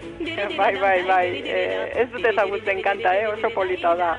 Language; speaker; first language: Basque; non-native, fluent; Romanian